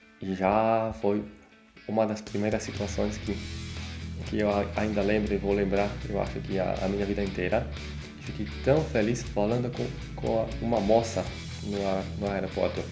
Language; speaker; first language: Portuguese; non-native, fluent; Polish